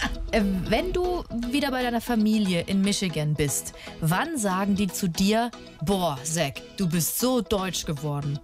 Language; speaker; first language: German; native; German